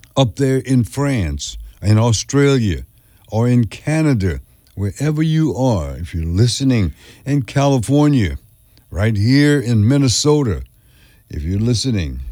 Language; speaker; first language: English; early bilingual, other home language; French